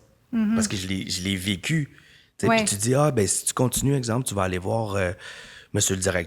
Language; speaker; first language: French; native; French